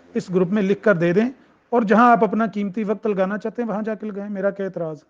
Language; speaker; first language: Urdu; non-native, local second language; Punjabi